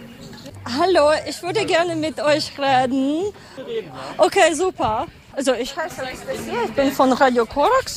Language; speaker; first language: German; non-native, learner; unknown